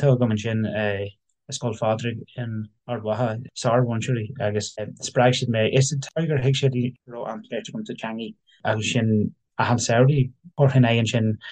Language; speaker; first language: Irish; non-native, local second language; English